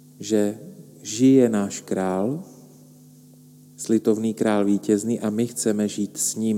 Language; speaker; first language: Czech; native; Czech